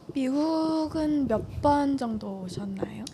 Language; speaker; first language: Korean; early bilingual, heritage; Korean